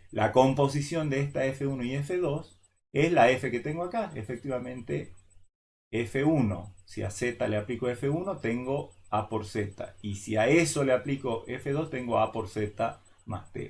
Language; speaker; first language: Spanish; native; Spanish